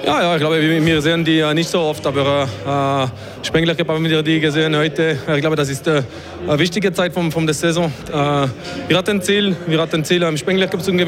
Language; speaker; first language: German; non-native, fluent; French